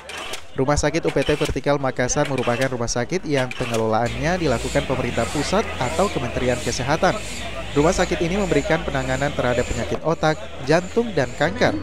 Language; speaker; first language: Indonesian; native; Indonesian